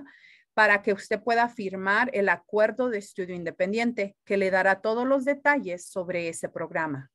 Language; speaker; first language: Spanish; early bilingual, heritage; Spanish